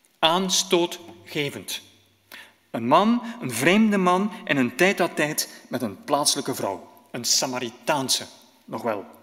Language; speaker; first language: Dutch; native; Dutch